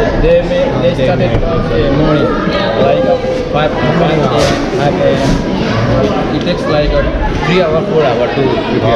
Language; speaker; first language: English; non-native, learner; Nepali